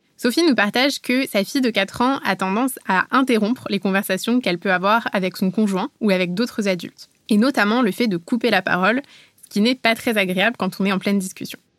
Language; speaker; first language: French; native; French